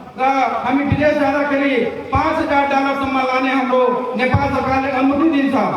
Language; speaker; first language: Nepali; non-native, local second language; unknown